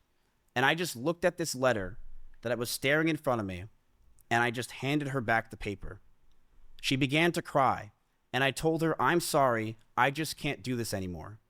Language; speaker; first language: English; native; English